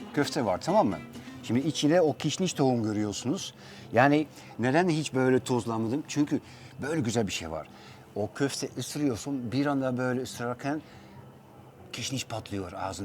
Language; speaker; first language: Turkish; non-native, fluent; Dutch